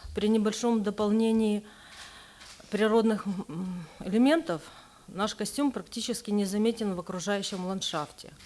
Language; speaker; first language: Russian; native; Russian